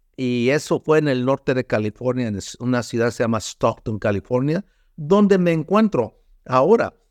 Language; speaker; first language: Spanish; early bilingual, heritage; Spanish